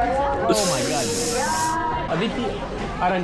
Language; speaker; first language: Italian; non-native, learner; English